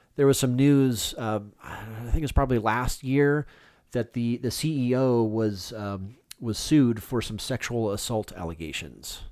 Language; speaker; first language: English; native; English